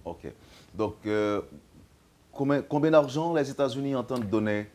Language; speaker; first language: French; native; French